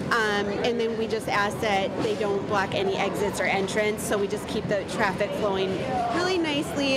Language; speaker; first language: English; native; English